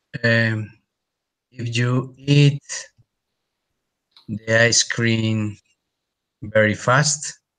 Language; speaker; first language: English; non-native, learner; Spanish